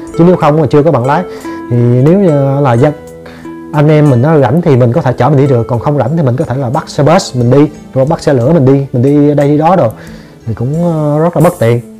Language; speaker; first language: Vietnamese; native; Vietnamese